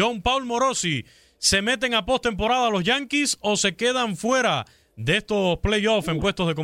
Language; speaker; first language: Spanish; native; Spanish